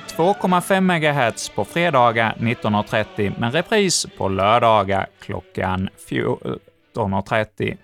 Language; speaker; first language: Swedish; native; Swedish